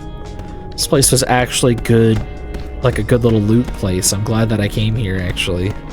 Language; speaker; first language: English; native; English